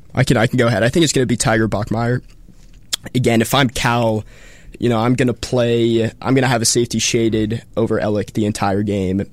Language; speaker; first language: English; native; English